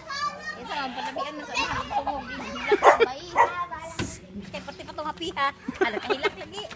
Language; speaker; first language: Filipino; non-native, local second language; Cebuano